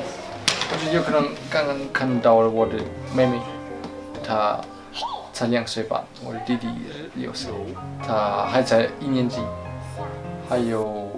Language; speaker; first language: Chinese; non-native, learner; German